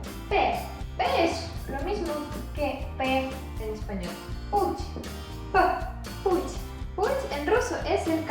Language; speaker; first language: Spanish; non-native, fluent; Russian